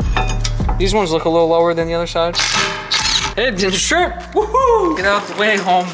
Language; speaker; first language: English; native; English